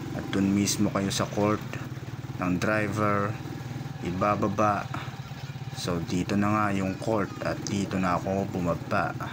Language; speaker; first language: Filipino; non-native, local second language; Bikol